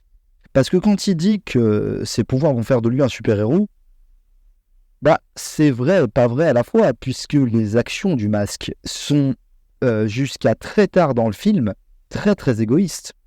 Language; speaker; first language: French; native; French